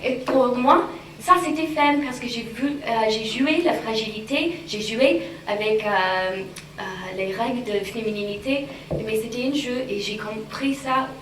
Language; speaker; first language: French; non-native, fluent; English